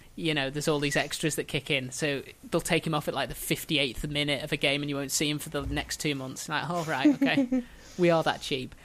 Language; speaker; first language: English; native; English